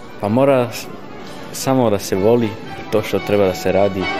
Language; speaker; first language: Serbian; early bilingual, heritage; Serbian